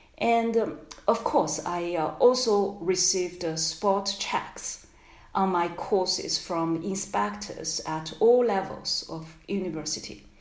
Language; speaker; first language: English; non-native, fluent; Chinese